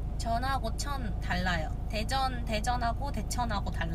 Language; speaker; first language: Korean; non-native, fluent; Japanese